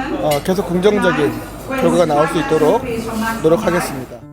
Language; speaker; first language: Korean; native; Korean